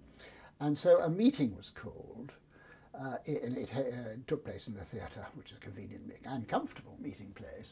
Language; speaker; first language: English; native; English